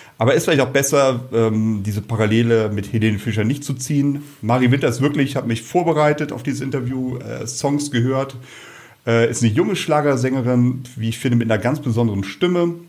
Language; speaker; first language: German; native; German